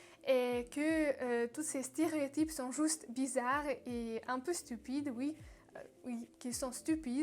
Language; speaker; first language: French; non-native, learner; Russian